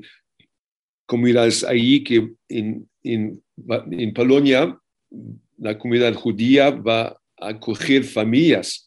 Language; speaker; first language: Spanish; non-native, fluent; English